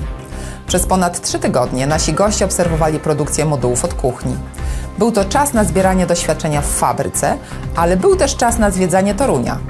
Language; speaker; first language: Polish; native; Polish